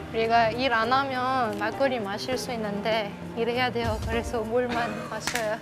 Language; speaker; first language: Korean; non-native, fluent; French